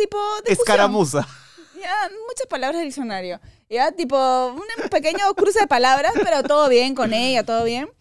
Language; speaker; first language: Spanish; native; Spanish